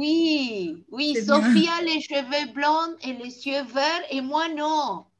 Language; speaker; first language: French; non-native, fluent; Spanish